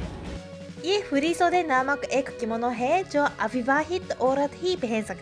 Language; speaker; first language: Hindi; non-native, fluent; Japanese